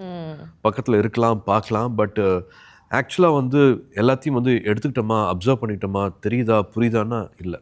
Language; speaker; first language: Tamil; native; Tamil